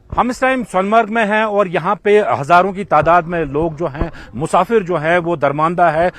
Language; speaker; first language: Hindi; non-native, local second language; Kashmiri